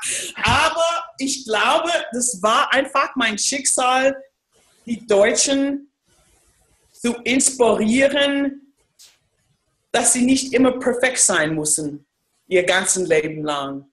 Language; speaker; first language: German; non-native, fluent; English